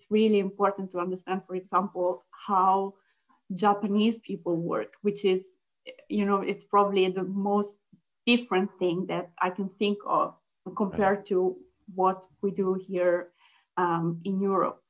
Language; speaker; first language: English; non-native, fluent; Italian